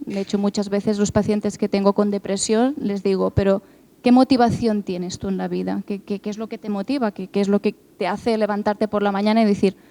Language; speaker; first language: Spanish; native; Spanish